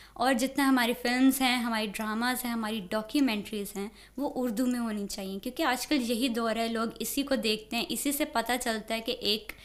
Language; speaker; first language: Urdu; native; Urdu